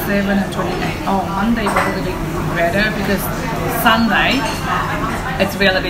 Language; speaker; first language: English; non-native, fluent; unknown